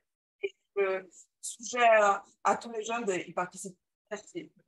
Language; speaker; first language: French; non-native, learner; English